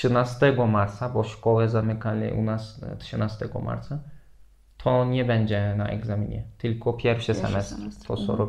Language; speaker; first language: Polish; non-native, fluent; Turkish